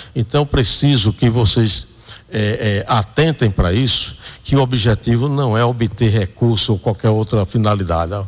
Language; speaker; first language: Portuguese; native; Portuguese